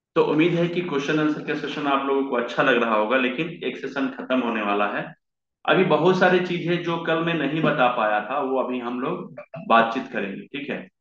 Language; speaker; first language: Hindi; native; Hindi